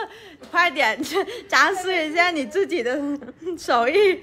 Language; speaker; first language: Chinese; non-native, learner; Vietnamese